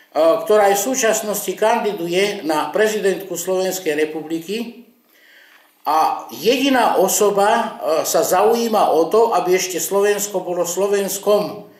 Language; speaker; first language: Slovak; non-native, local second language; Romany